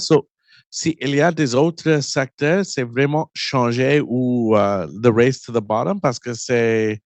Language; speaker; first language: French; non-native, learner; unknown